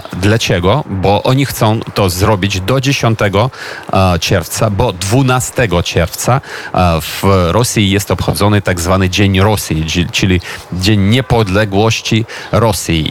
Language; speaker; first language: Polish; non-native, fluent; Ukrainian